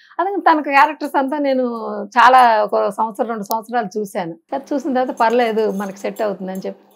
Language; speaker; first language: Telugu; native; Telugu